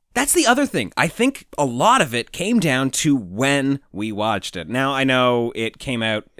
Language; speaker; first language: English; native; English